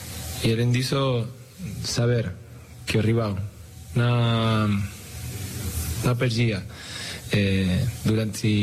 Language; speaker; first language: Portuguese; non-native, learner; Spanish